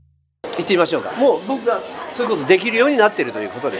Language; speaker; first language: Japanese; native; Japanese